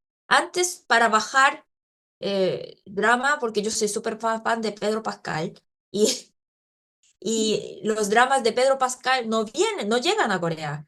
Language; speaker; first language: Spanish; non-native, fluent; Korean